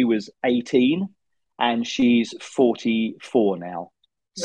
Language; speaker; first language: English; native; English